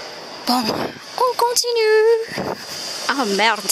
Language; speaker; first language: French; non-native, fluent; Indonesian